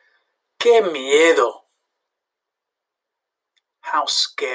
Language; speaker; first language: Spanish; non-native, fluent; English